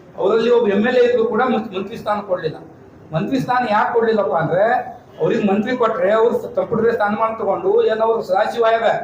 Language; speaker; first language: Kannada; non-native, local second language; Lambadi